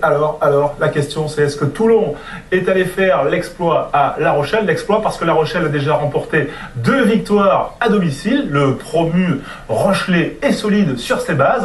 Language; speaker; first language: French; native; French